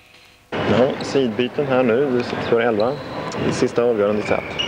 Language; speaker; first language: Swedish; native; Swedish